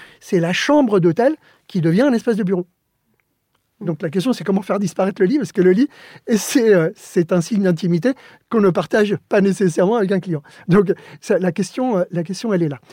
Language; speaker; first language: French; early bilingual, other home language; Spanish